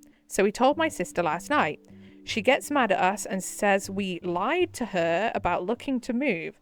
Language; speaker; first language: English; native; English